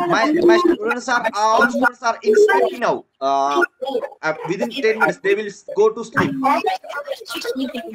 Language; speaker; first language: English; non-native, learner; Marathi